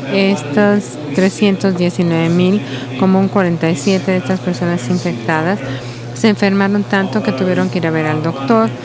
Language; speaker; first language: Spanish; non-native, learner; English